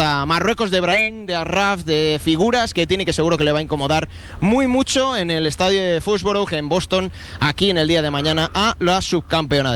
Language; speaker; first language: Spanish; native; Spanish